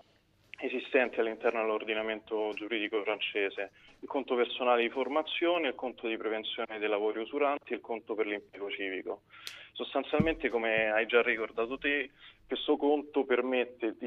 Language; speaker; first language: Italian; native; Italian